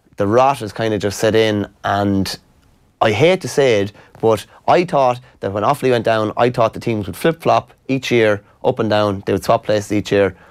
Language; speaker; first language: English; native; English